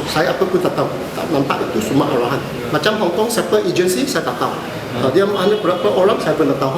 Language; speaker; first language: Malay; non-native, local second language; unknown